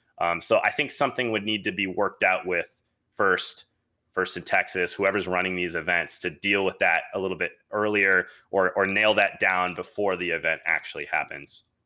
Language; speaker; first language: English; native; English